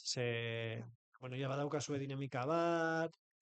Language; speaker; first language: Basque; native; Basque